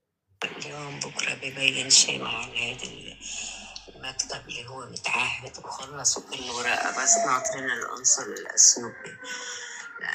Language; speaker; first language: Arabic; native; Arabic